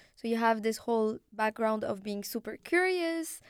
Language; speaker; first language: English; non-native, fluent; Arabic